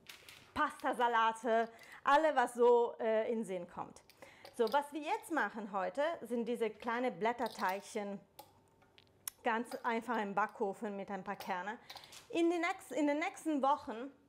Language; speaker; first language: German; non-native, fluent; Italian